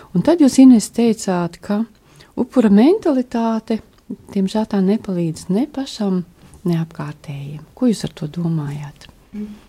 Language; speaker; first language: Latvian; native; Latvian